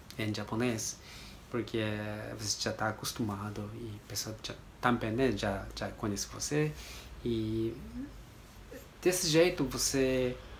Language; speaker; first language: Portuguese; non-native, learner; Japanese